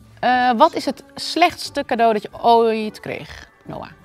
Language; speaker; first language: Dutch; native; Dutch